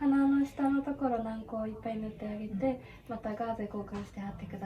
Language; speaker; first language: Japanese; non-native, fluent; Korean